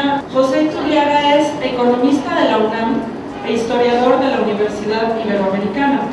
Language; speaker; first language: Spanish; native; Spanish